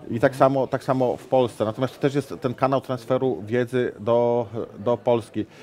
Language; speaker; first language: Polish; native; Polish